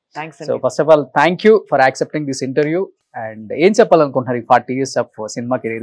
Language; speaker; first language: Telugu; native; Telugu